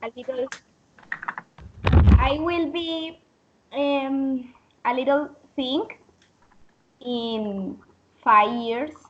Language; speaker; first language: English; non-native, learner; Spanish